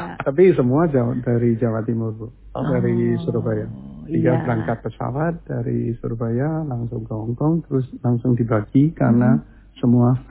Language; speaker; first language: Indonesian; early bilingual, heritage; Chinese